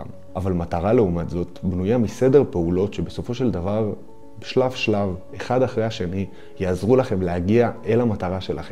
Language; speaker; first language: Hebrew; native; Hebrew